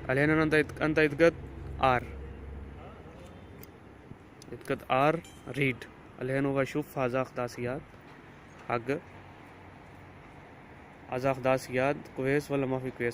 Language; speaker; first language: Arabic; non-native, learner; Urdu